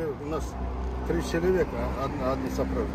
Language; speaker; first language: Russian; non-native, local second language; Kazakh